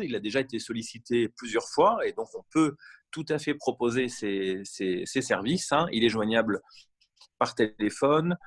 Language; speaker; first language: French; native; French